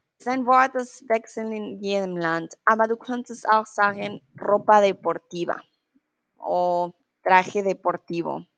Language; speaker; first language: German; non-native, learner; Spanish